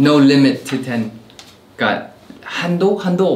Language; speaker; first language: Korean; non-native, fluent; Thai